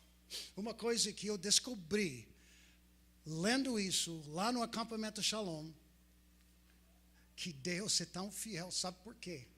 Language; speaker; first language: Portuguese; non-native, fluent; English